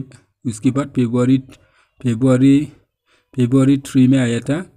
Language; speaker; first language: Hindi; non-native, local second language; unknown